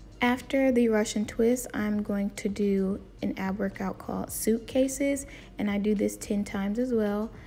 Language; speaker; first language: English; native; English